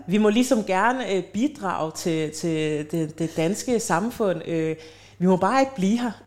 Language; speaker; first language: Danish; early bilingual, other home language; Vietnamese